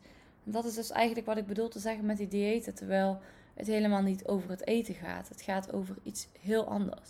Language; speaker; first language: Dutch; native; Dutch